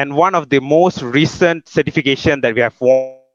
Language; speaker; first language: English; non-native, local second language; Malay